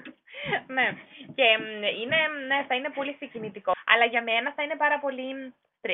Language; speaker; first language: Greek; non-native, fluent; German